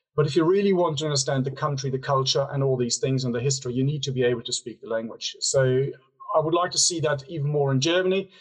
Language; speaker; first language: English; non-native, fluent; German